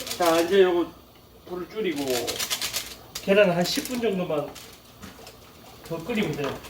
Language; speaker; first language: Korean; native; Korean